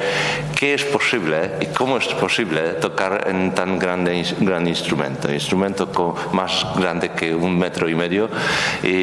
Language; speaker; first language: Spanish; non-native, learner; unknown